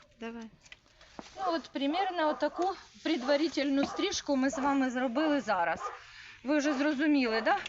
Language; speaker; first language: Ukrainian; non-native, local second language; Russian